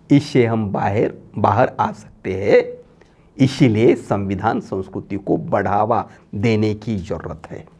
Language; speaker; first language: Hindi; non-native, local second language; Marathi